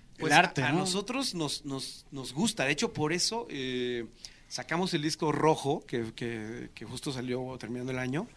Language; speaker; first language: Spanish; native; Spanish